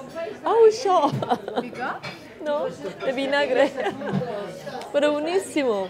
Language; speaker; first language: Spanish; non-native, fluent; Korean